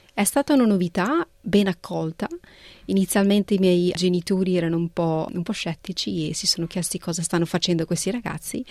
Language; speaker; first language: Italian; early bilingual, other home language; Punjabi